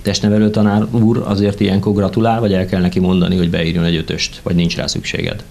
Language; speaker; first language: Hungarian; native; Hungarian